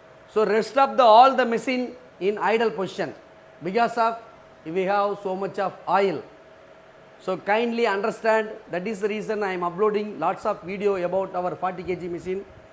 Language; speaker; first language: English; non-native, local second language; Tamil